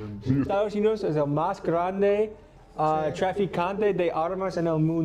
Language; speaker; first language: Spanish; non-native, learner; English